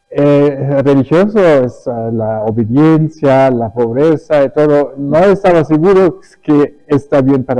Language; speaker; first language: Spanish; early bilingual, other home language; German